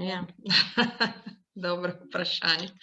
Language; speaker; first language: Slovenian; non-native, local second language; Italian